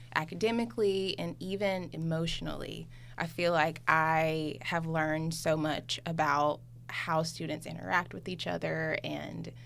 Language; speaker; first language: English; native; English